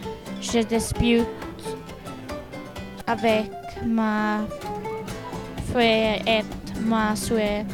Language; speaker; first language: French; non-native, learner; English